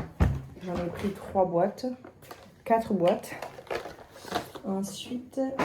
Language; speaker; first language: French; native; French